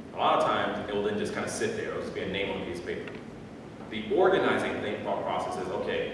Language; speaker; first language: English; native; English